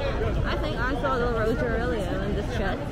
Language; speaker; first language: English; non-native, learner; Korean